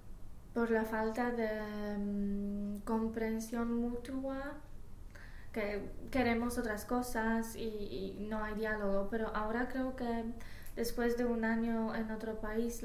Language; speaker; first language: Spanish; non-native, fluent; Polish